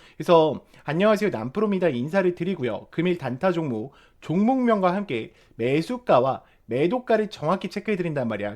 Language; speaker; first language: Korean; native; Korean